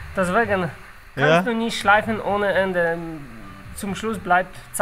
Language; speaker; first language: German; non-native, learner; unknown